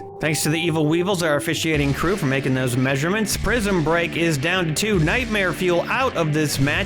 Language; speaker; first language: English; native; English